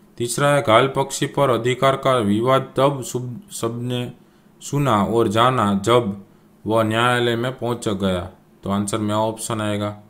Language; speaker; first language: Hindi; non-native, local second language; Gujarati